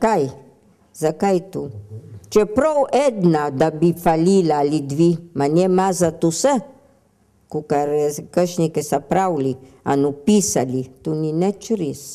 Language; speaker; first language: Slovenian; early bilingual, heritage; Slovenian